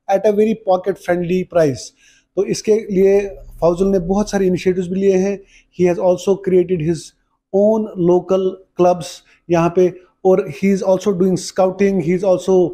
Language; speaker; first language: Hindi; non-native, local second language; Kashmiri